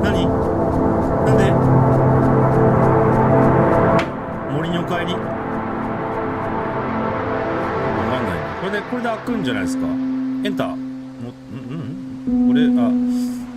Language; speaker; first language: Japanese; native; Japanese